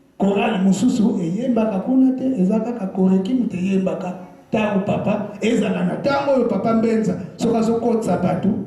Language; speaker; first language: Lingala; non-native, local second language; Kongo